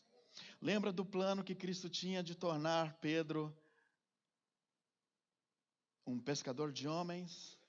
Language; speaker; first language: Portuguese; native; Portuguese